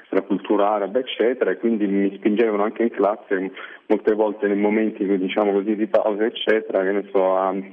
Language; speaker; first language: Italian; early bilingual, other home language; Arabic